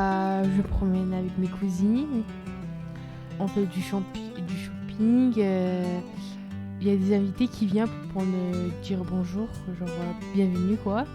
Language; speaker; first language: French; early bilingual, other home language; Turkish